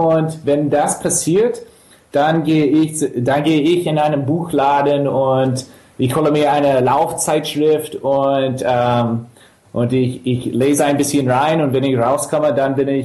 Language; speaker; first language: German; non-native, fluent; English